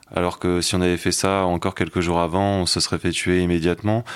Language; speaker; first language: French; native; French